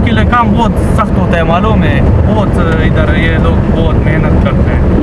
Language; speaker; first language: Hindi; non-native, fluent; Pashto